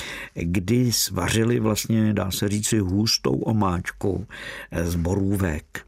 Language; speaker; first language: Czech; native; Czech